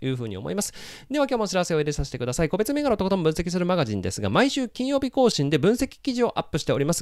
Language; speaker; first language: Japanese; native; Japanese